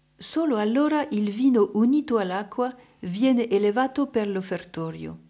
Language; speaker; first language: Italian; non-native, fluent; French